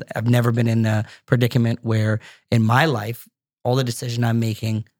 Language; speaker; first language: English; native; English